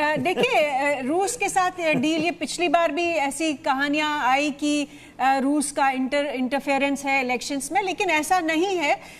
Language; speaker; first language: Hindi; native; Hindi